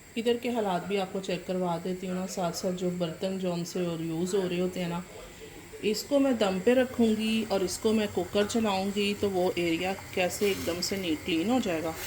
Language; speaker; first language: Urdu; non-native, local second language; Punjabi